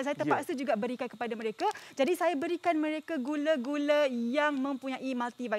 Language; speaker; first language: Malay; native; Malay